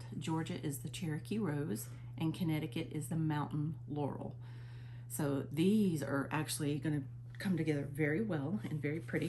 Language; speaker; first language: English; native; English